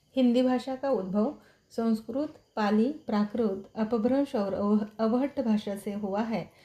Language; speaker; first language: Hindi; non-native, local second language; Marathi